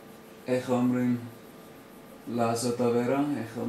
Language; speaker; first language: Hebrew; non-native, learner; English